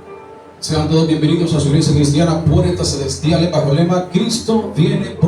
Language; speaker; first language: Spanish; native; Spanish